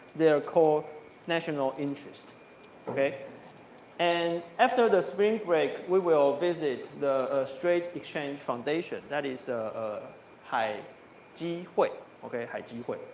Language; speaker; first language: English; non-native, fluent; Chinese